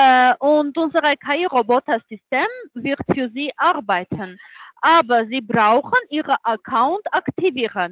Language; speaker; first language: German; non-native, learner; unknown